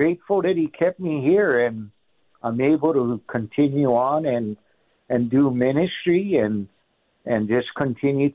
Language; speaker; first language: English; native; English